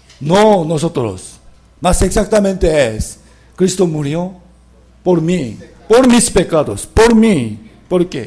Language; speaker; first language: Spanish; non-native, fluent; Korean